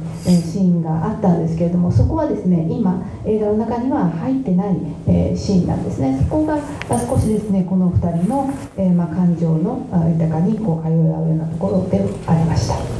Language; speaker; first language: Japanese; native; Japanese